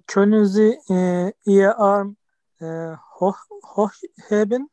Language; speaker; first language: German; non-native, learner; Turkish